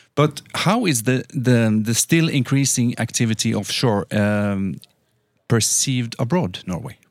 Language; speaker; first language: English; non-native, fluent; Norwegian